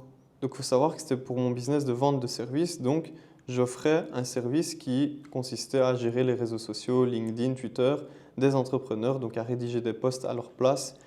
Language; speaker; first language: French; native; French